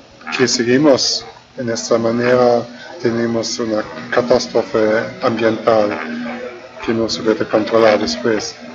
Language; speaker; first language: Spanish; non-native, fluent; German